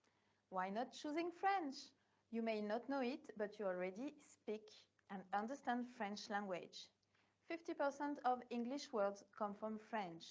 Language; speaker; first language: English; non-native, fluent; French